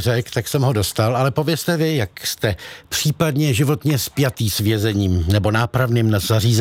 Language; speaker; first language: Czech; native; Czech